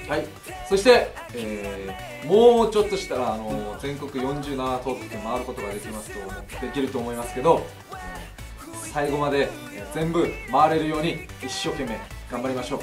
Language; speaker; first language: Japanese; non-native, fluent; Korean